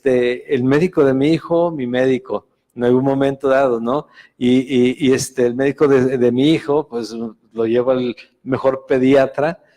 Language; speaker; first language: Spanish; native; Spanish